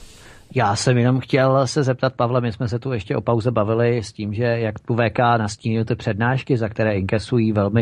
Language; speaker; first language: Czech; native; Czech